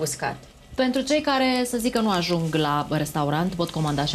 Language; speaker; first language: Romanian; native; Romanian